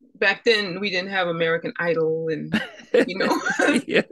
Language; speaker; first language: English; native; English